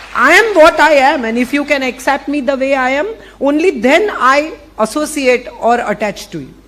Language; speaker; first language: English; non-native, local second language; Gujarati